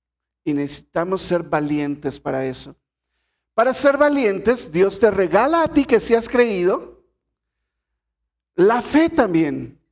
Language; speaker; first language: Spanish; native; Spanish